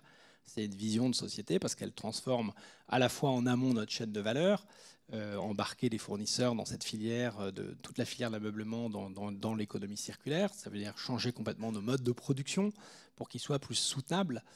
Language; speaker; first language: French; native; French